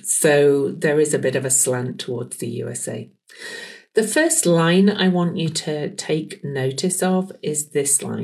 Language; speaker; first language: English; native; English